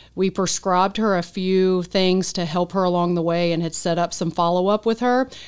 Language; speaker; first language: English; native; English